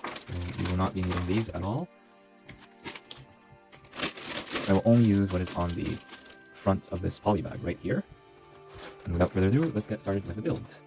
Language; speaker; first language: English; native; English